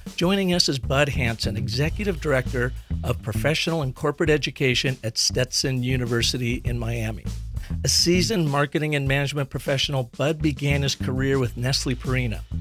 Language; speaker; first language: English; native; English